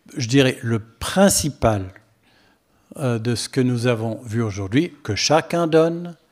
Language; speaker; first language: French; non-native, fluent; English